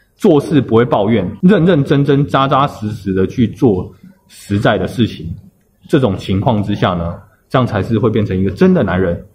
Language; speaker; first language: Chinese; native; Chinese